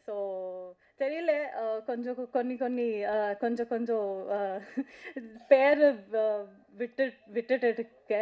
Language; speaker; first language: Tamil; non-native, learner; Kannada